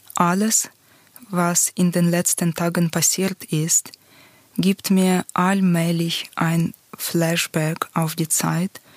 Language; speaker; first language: German; non-native, fluent; Ukrainian